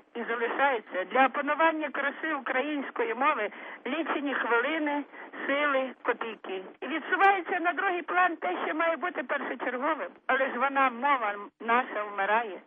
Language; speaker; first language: Ukrainian; native; Ukrainian